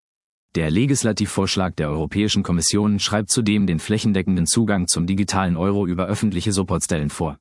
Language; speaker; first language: German; native; German